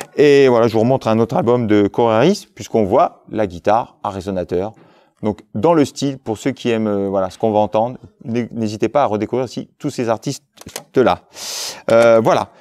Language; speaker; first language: French; native; French